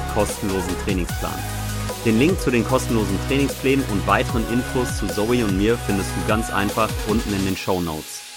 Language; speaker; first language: German; native; German